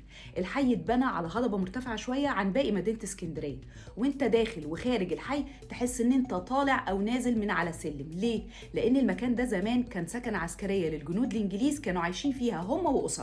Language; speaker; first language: Arabic; native; Arabic